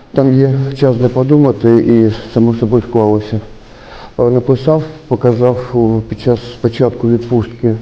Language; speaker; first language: Ukrainian; non-native, local second language; Russian